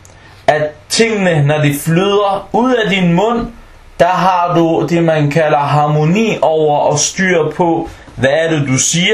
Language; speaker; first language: Danish; non-native, fluent; Arabic